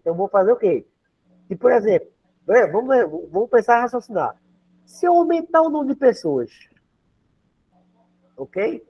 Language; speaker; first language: Portuguese; native; Portuguese